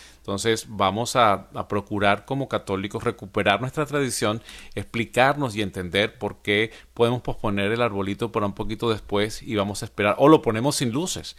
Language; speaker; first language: Spanish; native; Spanish